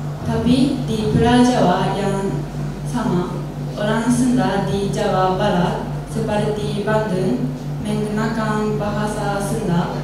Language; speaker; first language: Indonesian; non-native, learner; Japanese